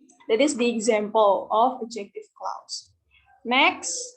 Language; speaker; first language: English; non-native, fluent; Indonesian